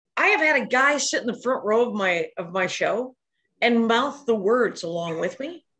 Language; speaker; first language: English; native; English